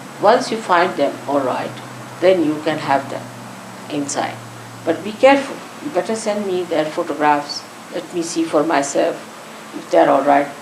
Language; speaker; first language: English; non-native, local second language; Marathi